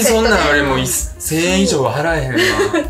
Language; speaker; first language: Japanese; early bilingual, other home language; Russian